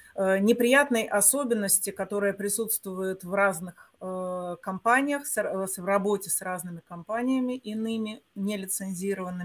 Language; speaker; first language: Russian; native; Russian